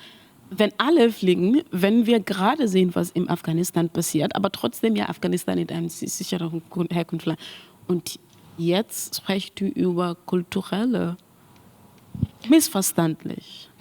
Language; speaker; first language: German; non-native, learner; Mandingo